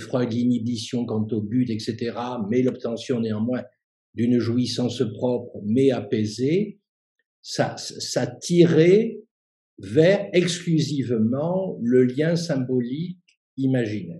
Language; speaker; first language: French; native; French